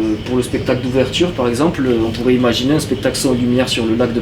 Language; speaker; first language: French; native; French